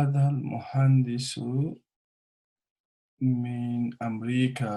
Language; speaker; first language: Arabic; non-native, learner; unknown